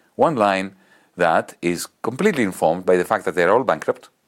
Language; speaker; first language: English; non-native, fluent; Greek